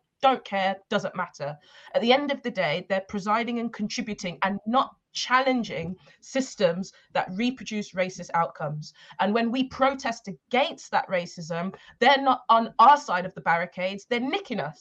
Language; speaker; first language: English; native; English